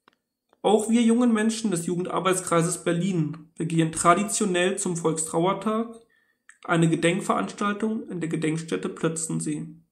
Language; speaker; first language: German; native; German